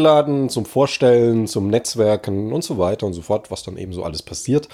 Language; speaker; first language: German; native; German